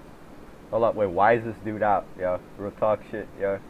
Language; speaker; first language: English; native; English